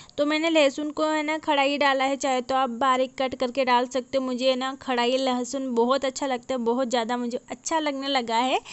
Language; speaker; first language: Hindi; non-native, local second language; Marathi